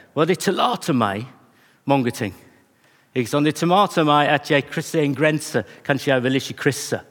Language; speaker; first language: Norwegian; non-native, fluent; English